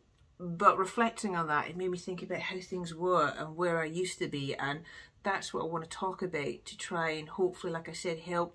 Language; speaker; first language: English; native; English